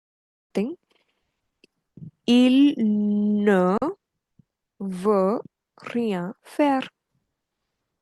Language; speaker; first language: French; non-native, fluent; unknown